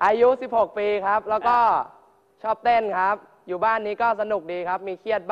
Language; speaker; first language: Thai; native; Thai